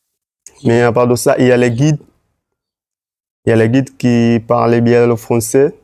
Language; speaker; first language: French; non-native, learner; Swahili